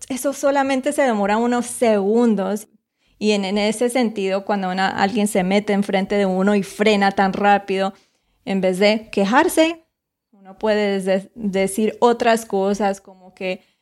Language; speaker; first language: Spanish; native; Spanish